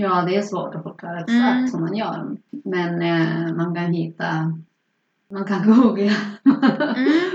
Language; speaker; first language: Swedish; non-native, fluent; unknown